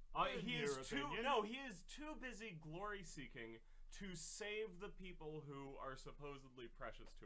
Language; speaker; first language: English; native; English